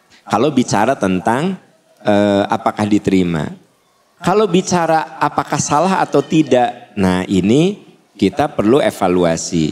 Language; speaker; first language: Indonesian; non-native, local second language; Sundanese